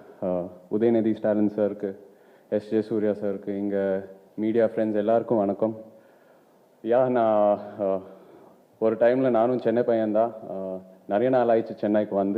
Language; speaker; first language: Tamil; non-native, local second language; Telugu